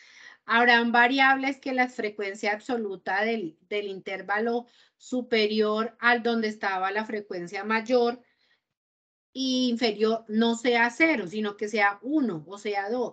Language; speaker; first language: Spanish; native; Spanish